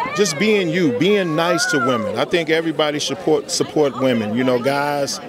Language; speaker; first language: English; native; English